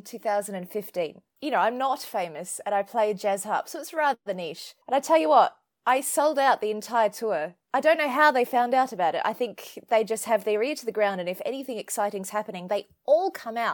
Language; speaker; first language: English; native; English